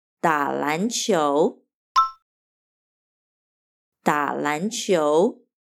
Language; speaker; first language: Chinese; non-native, fluent; Portuguese